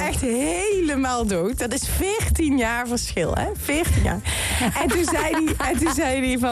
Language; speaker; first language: Dutch; native; Dutch